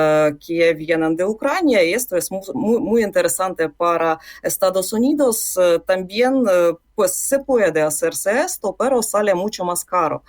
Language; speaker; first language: Spanish; non-native, fluent; Ukrainian